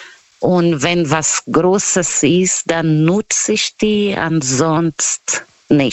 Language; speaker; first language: German; non-native, fluent; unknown